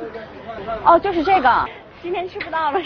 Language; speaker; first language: Chinese; native; Chinese